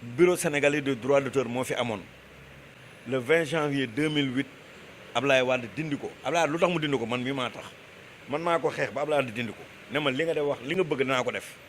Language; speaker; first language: Wolof; non-native, local second language; Fula